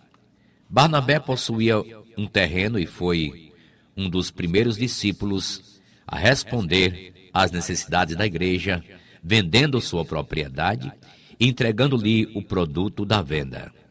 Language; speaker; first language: Portuguese; native; Portuguese